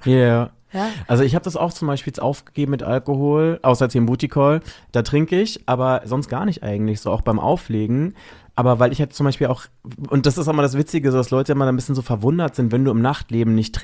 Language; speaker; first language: German; native; German